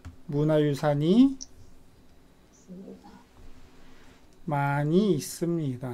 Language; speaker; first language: Korean; native; Korean